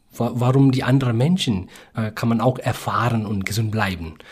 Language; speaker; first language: German; non-native, learner; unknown